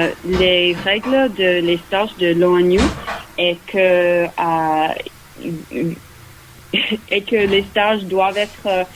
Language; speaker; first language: French; non-native, fluent; English